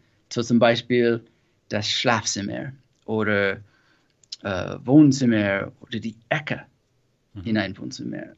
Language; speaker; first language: German; non-native, learner; English